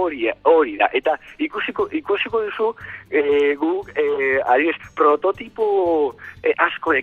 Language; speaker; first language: Basque; non-native, learner; Spanish